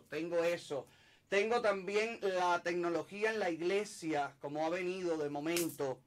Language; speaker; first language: Spanish; native; Spanish